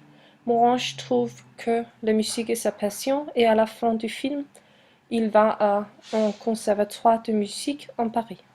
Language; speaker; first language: French; non-native, learner; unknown